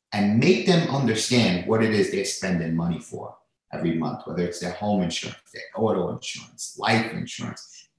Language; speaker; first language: English; native; English